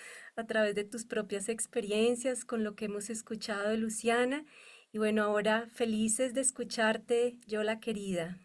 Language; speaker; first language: Spanish; native; Spanish